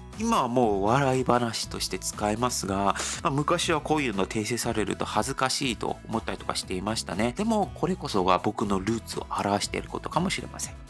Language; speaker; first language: Japanese; non-native, fluent; Korean